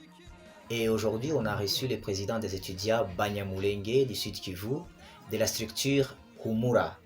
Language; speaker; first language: French; non-native, local second language; Swahili